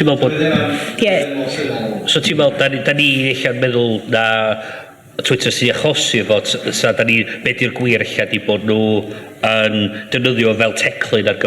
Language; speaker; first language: Welsh; native; Welsh